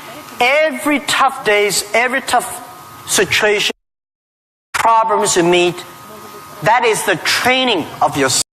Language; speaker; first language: English; non-native, fluent; Chinese